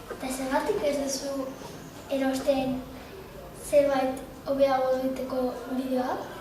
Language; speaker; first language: Basque; non-native, local second language; Spanish